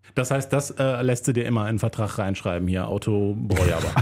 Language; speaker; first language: German; native; German